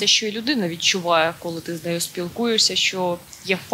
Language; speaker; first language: Ukrainian; native; Ukrainian